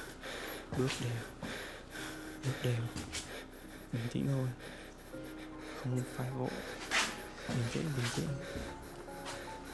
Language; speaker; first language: Vietnamese; native; Vietnamese